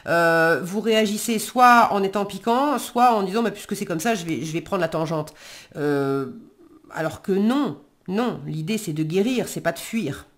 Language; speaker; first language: French; native; French